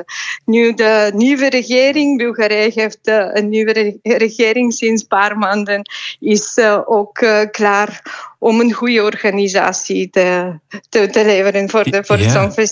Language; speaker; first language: Dutch; non-native, fluent; Bulgarian